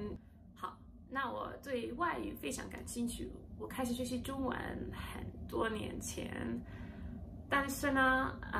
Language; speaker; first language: Chinese; non-native, learner; English